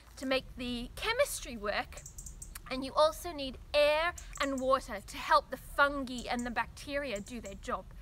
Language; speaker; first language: English; native; English